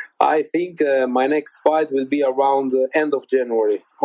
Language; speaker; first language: English; non-native, fluent; Albanian